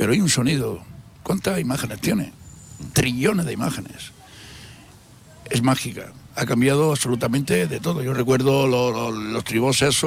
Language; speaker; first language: Spanish; native; Spanish